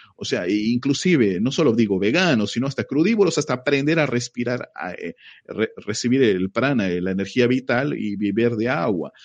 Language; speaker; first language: Spanish; native; Spanish